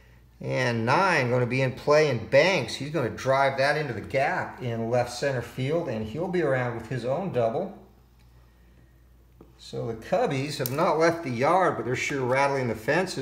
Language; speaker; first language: English; native; English